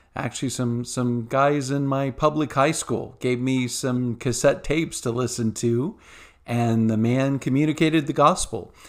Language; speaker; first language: English; native; English